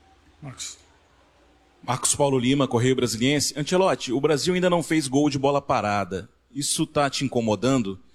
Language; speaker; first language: Portuguese; native; Portuguese